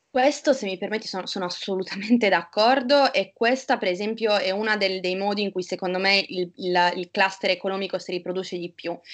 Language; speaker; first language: Italian; native; Italian